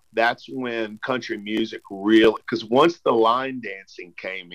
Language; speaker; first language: English; native; English